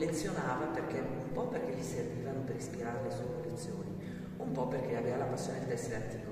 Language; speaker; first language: Italian; native; Italian